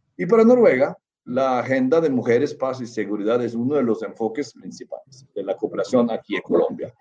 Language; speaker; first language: Spanish; non-native, fluent; Norwegian